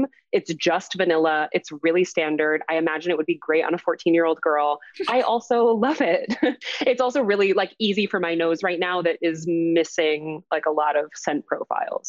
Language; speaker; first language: English; native; English